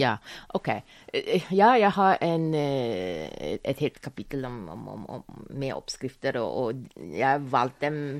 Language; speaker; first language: Norwegian; non-native, fluent; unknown